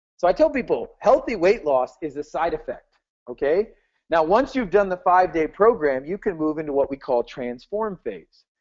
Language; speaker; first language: English; native; English